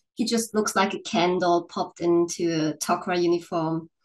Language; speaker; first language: English; non-native, fluent; German